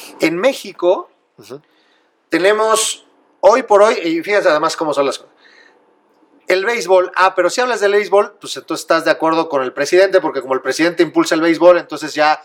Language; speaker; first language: Spanish; native; Spanish